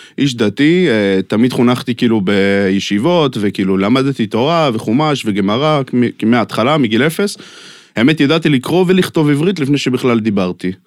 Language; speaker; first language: Hebrew; non-native, fluent; English